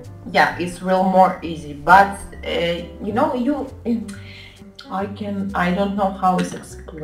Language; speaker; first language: English; non-native, learner; Russian